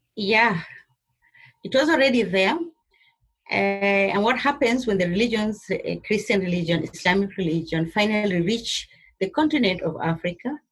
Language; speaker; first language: English; non-native, local second language; Somali